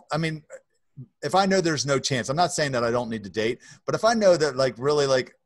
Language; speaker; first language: English; native; English